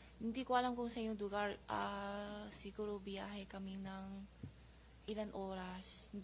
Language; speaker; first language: Filipino; non-native, learner; Chinese